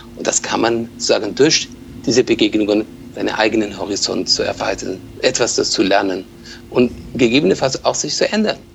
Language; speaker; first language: German; non-native, fluent; Persian